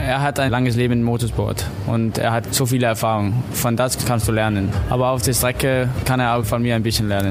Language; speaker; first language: German; non-native, fluent; Danish